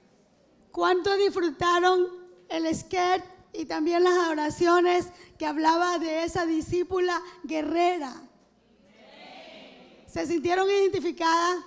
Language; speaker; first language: Spanish; native; Spanish